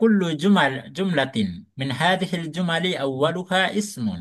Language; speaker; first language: Arabic; non-native, fluent; Indonesian